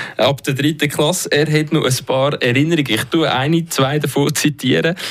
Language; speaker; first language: German; native; German